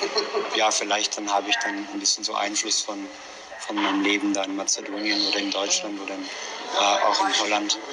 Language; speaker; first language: German; non-native, fluent; English